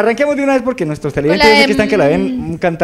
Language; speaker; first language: Spanish; native; Spanish